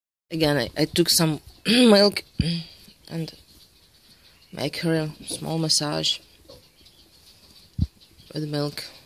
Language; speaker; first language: English; non-native, fluent; Ukrainian